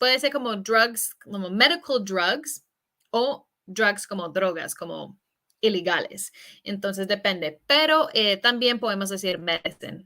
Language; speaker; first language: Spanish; non-native, fluent; English